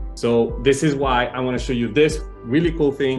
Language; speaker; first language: English; non-native, fluent; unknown